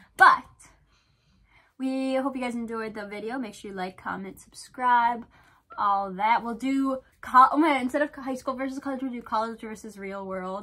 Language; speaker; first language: English; native; English